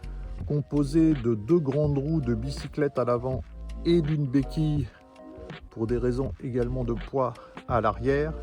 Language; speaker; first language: French; native; French